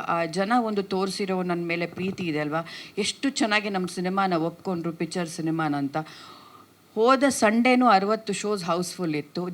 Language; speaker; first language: Kannada; native; Kannada